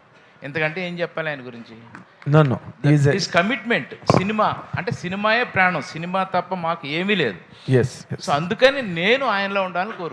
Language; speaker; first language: Telugu; native; Telugu